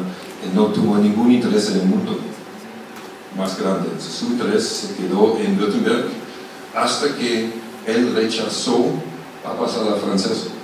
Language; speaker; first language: Spanish; non-native, fluent; German